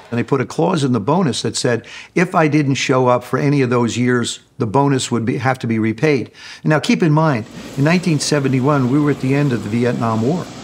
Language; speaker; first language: English; native; English